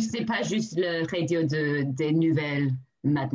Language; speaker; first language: French; non-native, learner; English